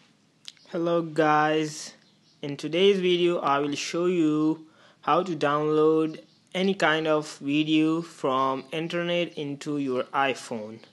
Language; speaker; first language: English; non-native, fluent; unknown